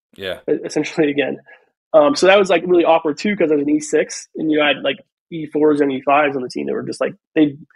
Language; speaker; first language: English; native; English